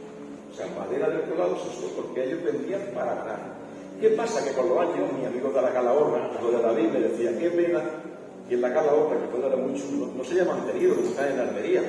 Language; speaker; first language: Spanish; native; Spanish